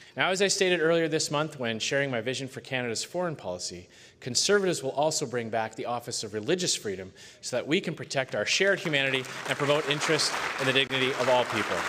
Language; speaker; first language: English; native; English